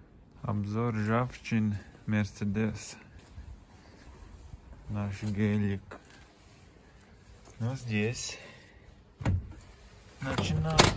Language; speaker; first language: Russian; early bilingual, heritage; Russian